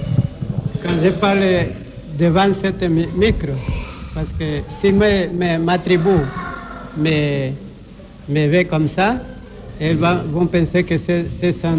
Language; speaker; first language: French; non-native, learner; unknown